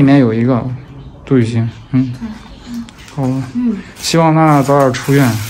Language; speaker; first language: Chinese; native; Chinese